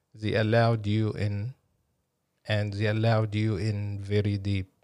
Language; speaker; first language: English; non-native, fluent; Arabic